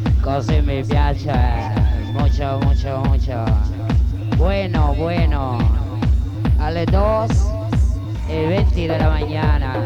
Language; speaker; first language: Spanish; non-native, learner; Italian